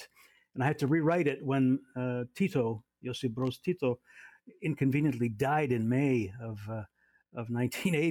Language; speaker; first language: English; native; English